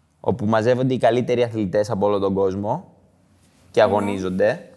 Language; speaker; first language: Greek; native; Greek